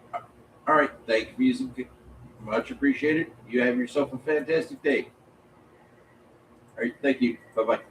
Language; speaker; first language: English; native; English